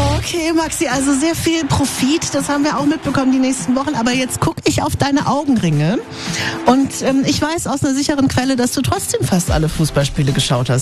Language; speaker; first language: German; native; German